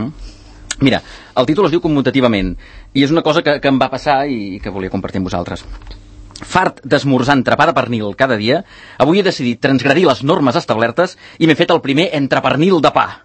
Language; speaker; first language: Catalan; native; Catalan